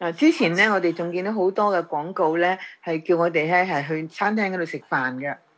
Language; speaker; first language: Chinese; non-native, local second language; Cantonese